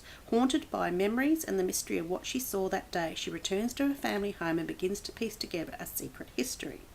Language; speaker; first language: English; native; English